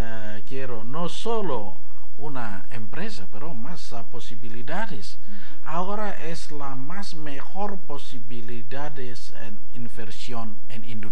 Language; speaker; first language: Spanish; non-native, learner; Indonesian